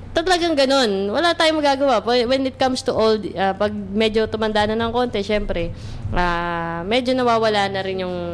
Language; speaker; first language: Filipino; native; Filipino